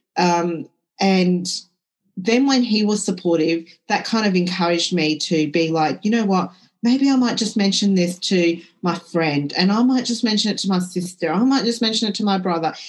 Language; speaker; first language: English; early bilingual, other home language; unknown